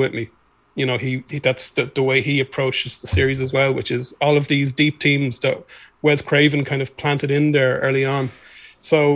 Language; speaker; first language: English; native; English